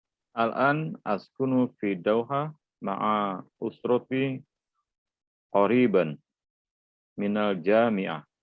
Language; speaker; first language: Arabic; non-native, learner; Indonesian